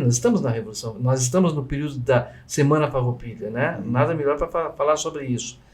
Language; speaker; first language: Portuguese; native; Portuguese